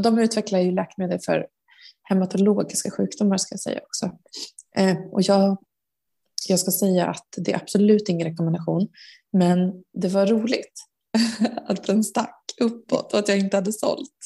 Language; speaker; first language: Swedish; native; Swedish